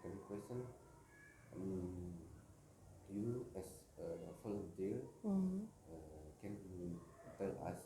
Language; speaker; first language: English; non-native, learner; Indonesian